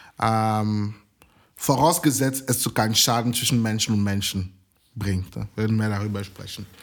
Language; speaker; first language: German; non-native, fluent; French